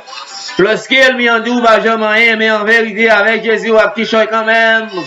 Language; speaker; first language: French; non-native, local second language; Haitian Creole